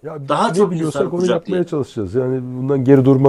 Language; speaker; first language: Turkish; native; Turkish